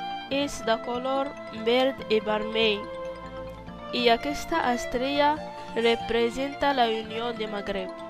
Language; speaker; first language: Catalan; non-native, learner; Berber languages